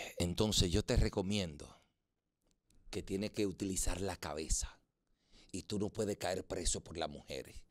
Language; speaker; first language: Spanish; native; Spanish